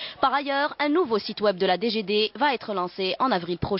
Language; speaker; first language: French; non-native, local second language; Arabic